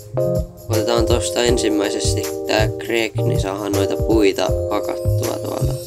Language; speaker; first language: Finnish; native; Finnish